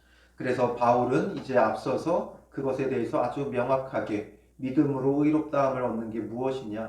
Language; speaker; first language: Korean; native; Korean